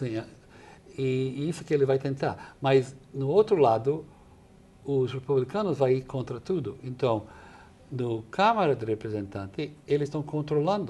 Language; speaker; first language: Portuguese; non-native, fluent; English